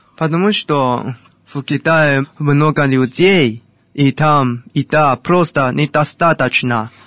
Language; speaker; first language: Russian; non-native, learner; Chinese